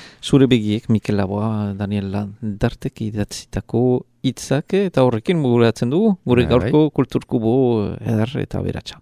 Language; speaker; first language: Basque; native; Basque